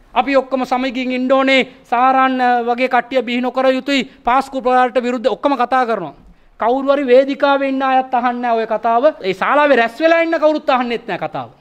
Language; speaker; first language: Sinhala; non-native, local second language; Tamil